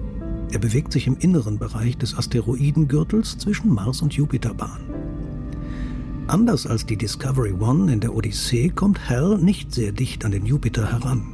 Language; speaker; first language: German; native; German